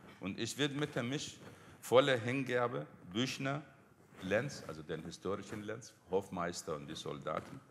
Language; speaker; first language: German; non-native, fluent; Arabic